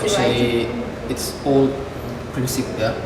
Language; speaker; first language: English; non-native, fluent; Indonesian